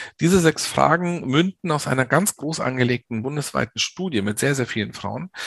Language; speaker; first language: German; early bilingual, other home language; Italian